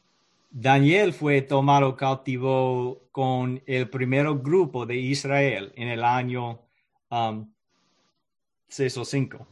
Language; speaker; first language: Spanish; non-native, learner; English